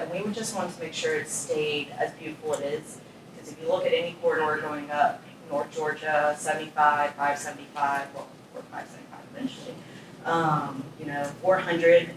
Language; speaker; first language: English; native; English